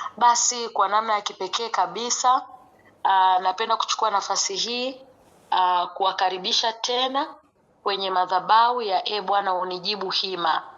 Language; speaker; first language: Swahili; native; Swahili